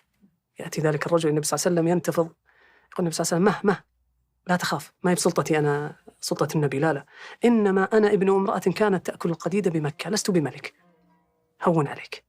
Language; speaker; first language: Arabic; native; Arabic